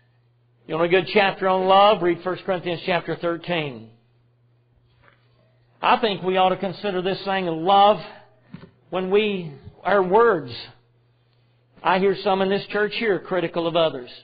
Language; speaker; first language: English; native; English